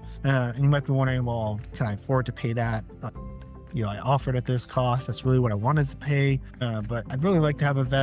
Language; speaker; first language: English; native; English